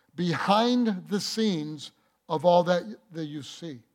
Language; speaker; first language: English; native; English